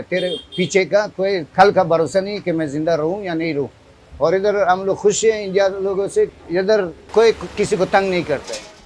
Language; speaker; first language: Hindi; non-native, fluent; Persian